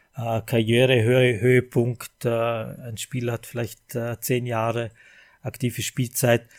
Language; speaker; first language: German; native; German